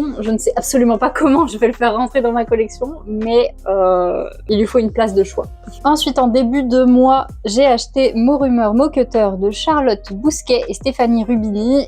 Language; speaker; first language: French; native; French